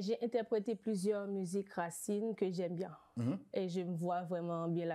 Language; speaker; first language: French; non-native, local second language; Haitian Creole